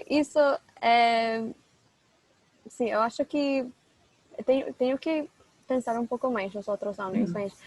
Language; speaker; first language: Portuguese; non-native, fluent; English